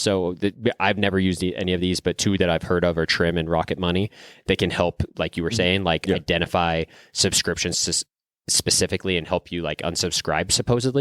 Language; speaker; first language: English; native; English